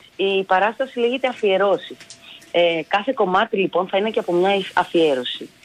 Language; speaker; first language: Greek; early bilingual, other home language; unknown